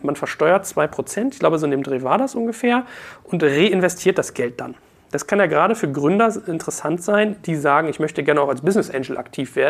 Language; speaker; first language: German; native; German